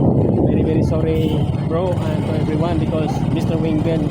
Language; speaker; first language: English; non-native, learner; Cebuano